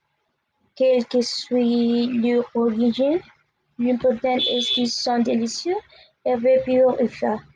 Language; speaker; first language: French; non-native, learner; Spanish